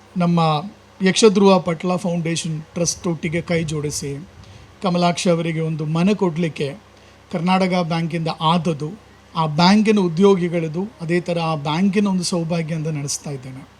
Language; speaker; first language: Kannada; non-native, local second language; Malayalam